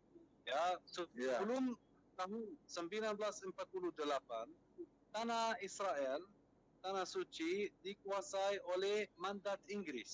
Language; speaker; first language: Indonesian; non-native, fluent; Arabic